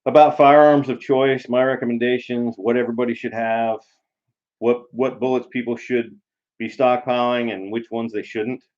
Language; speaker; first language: English; native; English